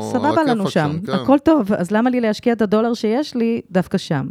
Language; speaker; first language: Hebrew; non-native, fluent; English